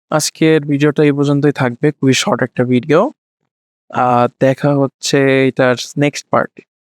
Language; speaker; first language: Bangla; native; Bangla